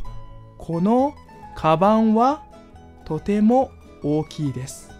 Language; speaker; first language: Japanese; non-native, fluent; Chinese